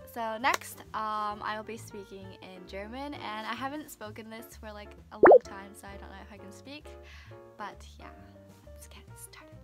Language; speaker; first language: English; early bilingual, other home language; Japanese